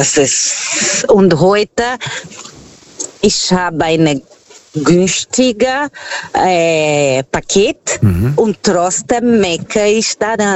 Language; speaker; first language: German; non-native, fluent; Portuguese